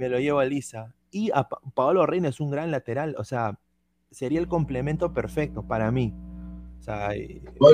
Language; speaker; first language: Spanish; native; Spanish